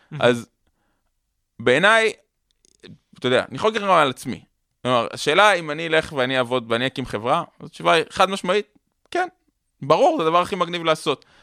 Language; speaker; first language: Hebrew; native; Hebrew